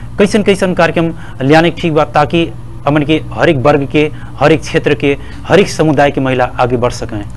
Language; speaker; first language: Bhojpuri; native; Bhojpuri